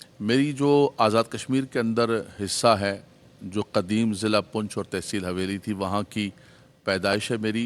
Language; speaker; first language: Urdu; non-native, local second language; Punjabi